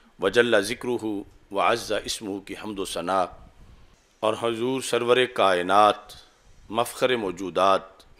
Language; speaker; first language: Urdu; non-native, local second language; Punjabi